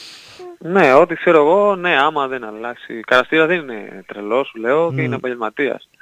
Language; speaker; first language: Greek; non-native, fluent; Spanish